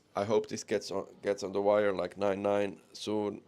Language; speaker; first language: English; non-native, fluent; Finnish